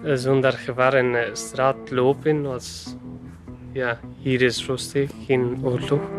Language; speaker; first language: Dutch; non-native, learner; Persian